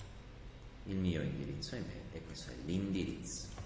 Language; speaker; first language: Italian; native; Italian